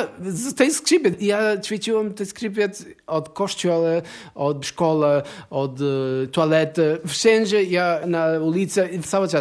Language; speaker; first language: Polish; non-native, learner; Portuguese